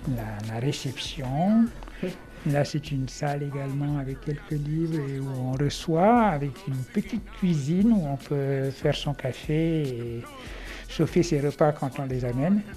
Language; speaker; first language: French; non-native, local second language; Wolof